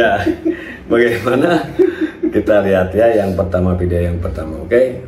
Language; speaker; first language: Indonesian; native; Indonesian